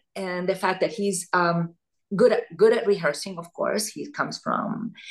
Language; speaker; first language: English; non-native, fluent; Italian